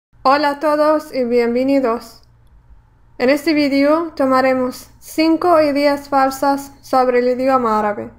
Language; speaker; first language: Spanish; non-native, fluent; Arabic